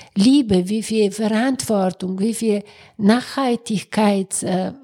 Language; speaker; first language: German; non-native, fluent; Bulgarian